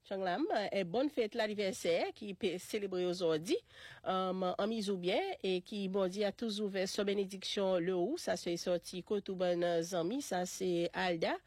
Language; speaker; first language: French; non-native, local second language; Seselwa Creole French